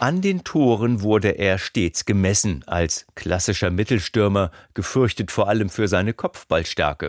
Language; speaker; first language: German; native; German